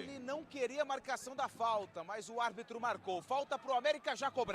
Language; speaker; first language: Portuguese; native; Portuguese